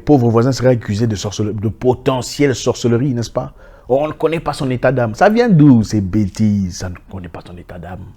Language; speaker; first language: French; native; French